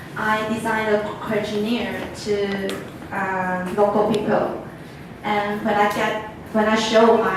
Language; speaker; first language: English; non-native, fluent; Chinese